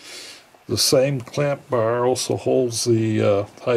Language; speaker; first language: English; native; English